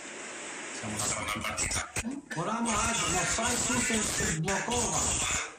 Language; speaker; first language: Italian; non-native, learner; Albanian